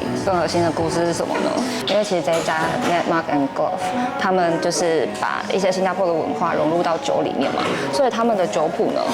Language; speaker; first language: Chinese; native; Chinese